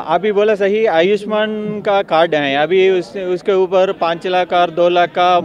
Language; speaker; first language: Hindi; non-native, local second language; Telugu